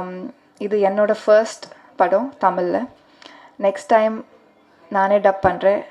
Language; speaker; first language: Tamil; non-native, learner; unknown